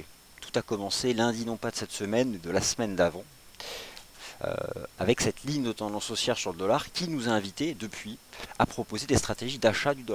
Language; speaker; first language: French; native; French